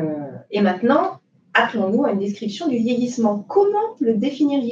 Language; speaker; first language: French; native; French